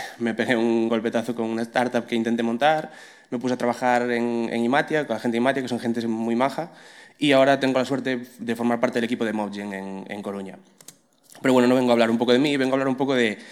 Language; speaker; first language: Spanish; non-native, local second language; Galician